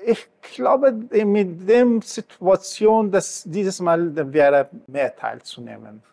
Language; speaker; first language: German; non-native, learner; Persian